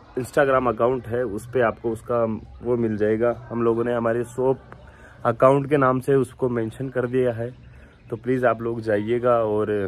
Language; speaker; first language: Hindi; native; Hindi